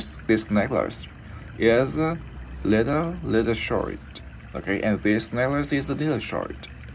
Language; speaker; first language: English; non-native, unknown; Vietnamese